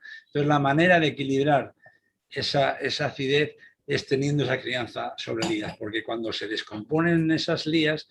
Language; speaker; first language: Spanish; native; Spanish